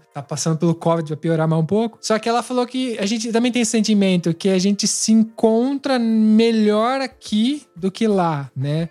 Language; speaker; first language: Portuguese; native; Portuguese